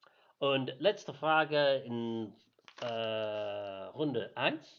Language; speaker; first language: German; non-native, learner; English